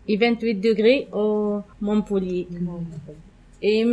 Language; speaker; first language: French; non-native, learner; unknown